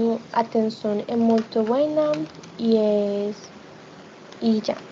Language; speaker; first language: Portuguese; non-native, learner; Spanish